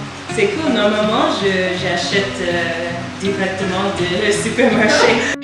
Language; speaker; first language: French; non-native, learner; English